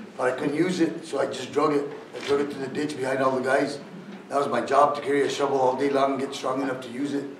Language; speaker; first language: English; native; English